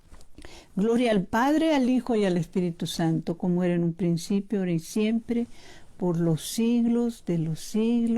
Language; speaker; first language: Spanish; native; Spanish